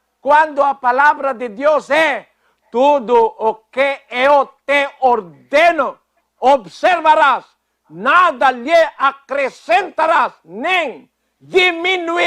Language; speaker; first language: Portuguese; non-native, fluent; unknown